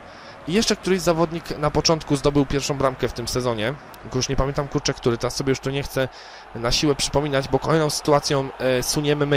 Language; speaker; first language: Polish; native; Polish